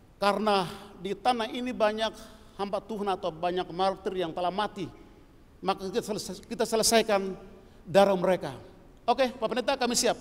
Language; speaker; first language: Indonesian; non-native, local second language; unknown